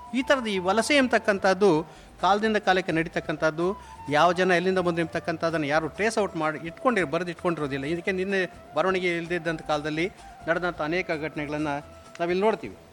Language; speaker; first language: Kannada; native; Kannada